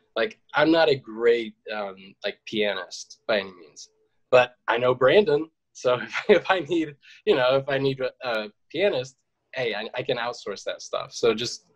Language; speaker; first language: English; native; English